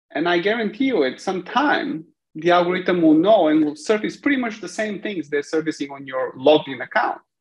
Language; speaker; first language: English; non-native, fluent; Bulgarian